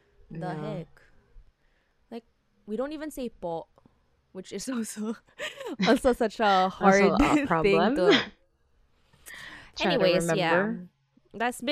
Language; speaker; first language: English; non-native, local second language; Cebuano